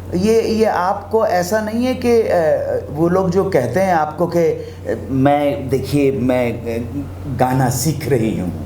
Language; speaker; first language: Hindi; native; Hindi